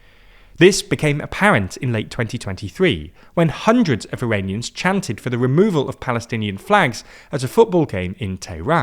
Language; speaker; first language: English; native; English